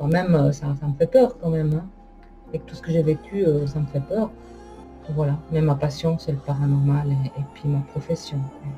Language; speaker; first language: French; native; French